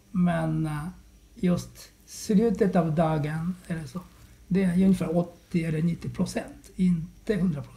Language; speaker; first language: Swedish; non-native, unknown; Japanese